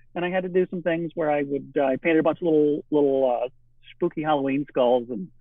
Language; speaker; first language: English; native; English